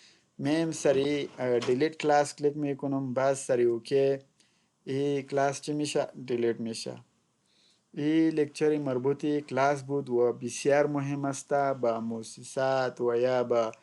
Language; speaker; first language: Persian; non-native, local second language; Pashto